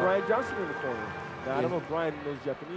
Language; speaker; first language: English; native; English